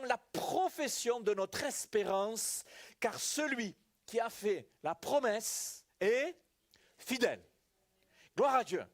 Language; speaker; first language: French; native; French